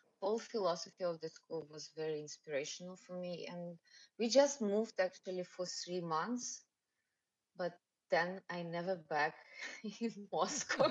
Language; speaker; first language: English; non-native, learner; Russian